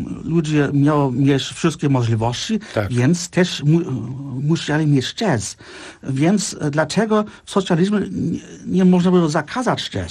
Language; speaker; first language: Polish; non-native, fluent; Czech